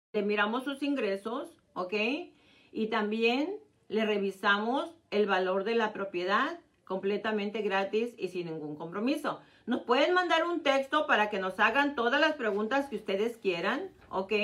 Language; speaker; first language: Spanish; native; Spanish